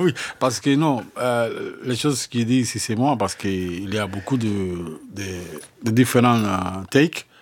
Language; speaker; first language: French; non-native, learner; Spanish